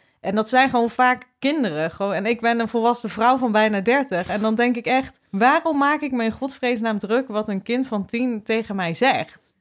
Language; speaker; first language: Dutch; native; Dutch